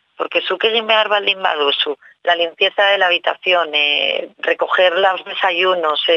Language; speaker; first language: Spanish; native; Spanish